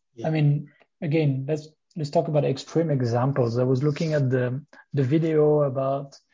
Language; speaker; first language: English; non-native, fluent; French